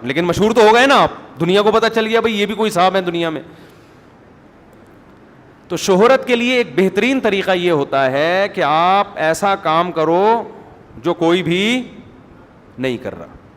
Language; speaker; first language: Urdu; native; Urdu